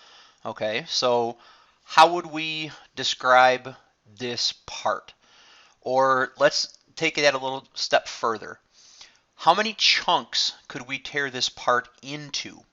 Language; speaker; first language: English; native; English